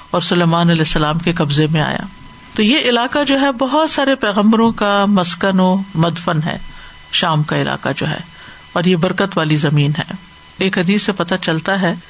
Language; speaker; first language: Urdu; native; Urdu